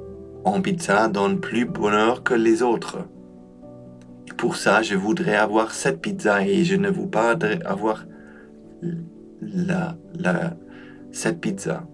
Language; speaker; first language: French; non-native, learner; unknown